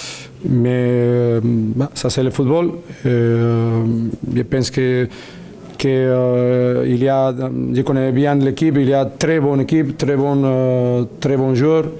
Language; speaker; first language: French; non-native, learner; Spanish